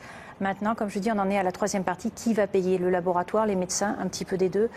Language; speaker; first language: French; native; French